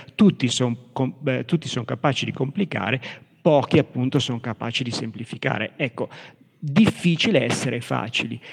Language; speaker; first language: Italian; native; Italian